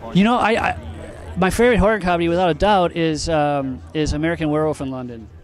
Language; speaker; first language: English; native; English